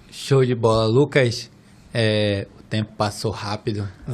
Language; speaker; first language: Portuguese; native; Portuguese